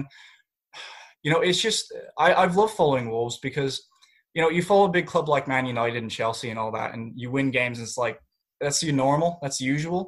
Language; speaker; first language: English; native; English